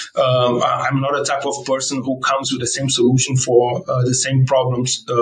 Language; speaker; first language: English; non-native, fluent; Portuguese